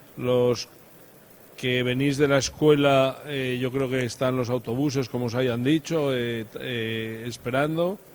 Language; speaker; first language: Spanish; native; Spanish